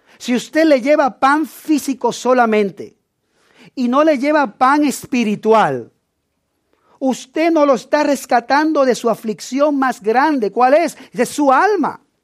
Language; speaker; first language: Spanish; native; Spanish